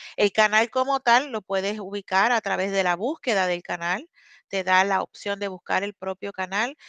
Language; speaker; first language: Spanish; non-native, local second language; English